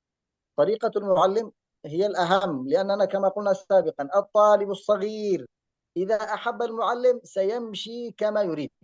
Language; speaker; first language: Arabic; native; Arabic